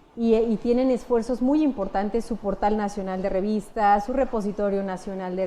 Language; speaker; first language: Spanish; native; Spanish